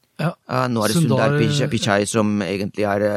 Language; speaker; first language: Norwegian; non-native, fluent; Spanish